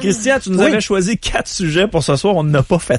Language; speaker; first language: French; native; French